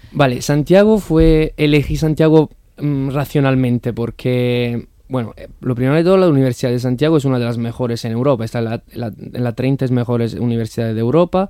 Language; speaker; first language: Spanish; non-native, fluent; Italian